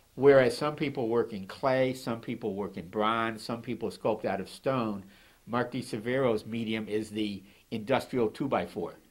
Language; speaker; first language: English; native; English